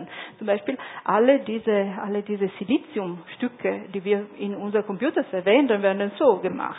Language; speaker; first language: German; non-native, fluent; Italian